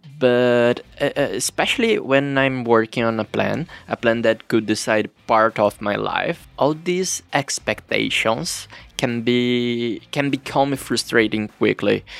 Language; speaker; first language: English; non-native, learner; Portuguese